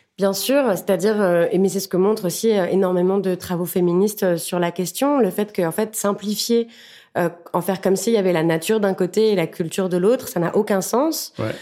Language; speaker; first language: French; native; French